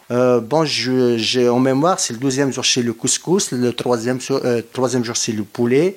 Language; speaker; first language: French; non-native, local second language; Kabyle